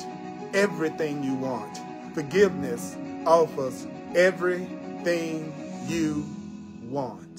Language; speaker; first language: English; native; English